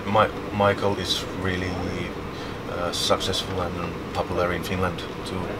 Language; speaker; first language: English; non-native, fluent; Finnish